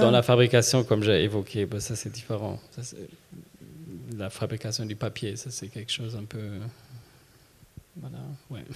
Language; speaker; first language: French; non-native, fluent; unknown